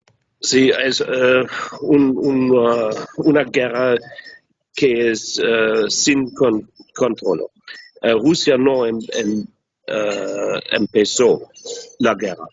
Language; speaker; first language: Spanish; non-native, learner; German